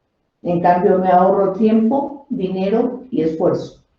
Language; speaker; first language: Spanish; native; Spanish